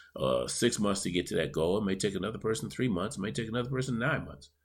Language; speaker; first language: English; native; English